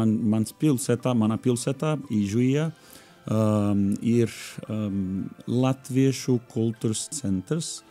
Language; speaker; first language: Latvian; non-native, learner; Portuguese